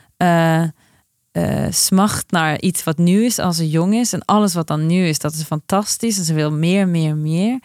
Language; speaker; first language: Dutch; non-native, fluent; Norwegian